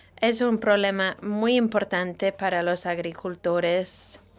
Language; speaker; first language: Spanish; non-native, fluent; Italian